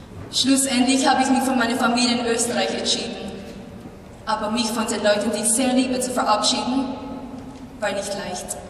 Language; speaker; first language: German; non-native, fluent; Filipino